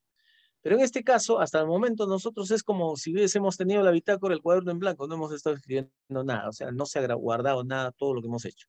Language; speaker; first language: Spanish; native; Spanish